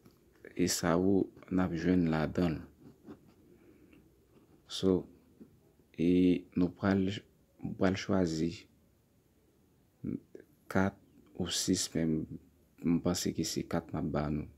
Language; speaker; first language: French; non-native, learner; Haitian Creole